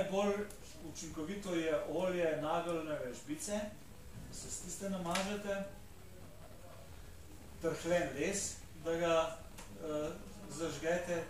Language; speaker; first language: Slovenian; native; Slovenian